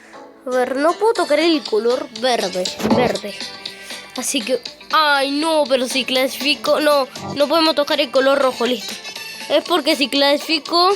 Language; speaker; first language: Spanish; native; Spanish